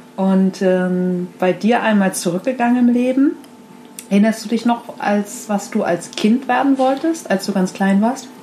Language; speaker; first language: German; native; German